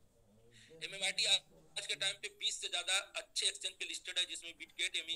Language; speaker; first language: Hindi; native; Hindi